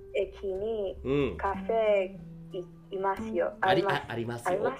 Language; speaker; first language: Japanese; non-native, fluent; English